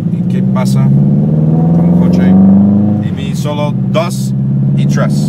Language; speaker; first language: Spanish; non-native, learner; English